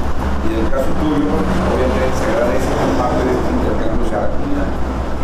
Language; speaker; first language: Spanish; native; Spanish